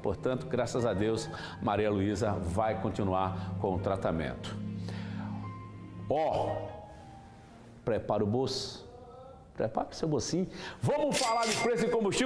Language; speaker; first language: Portuguese; native; Portuguese